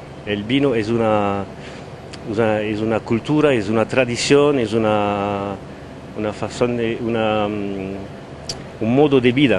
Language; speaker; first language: Spanish; non-native, learner; French